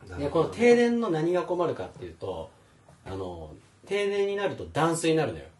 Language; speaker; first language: Japanese; early bilingual, heritage; Japanese